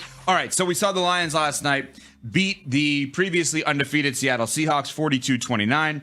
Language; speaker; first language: English; native; English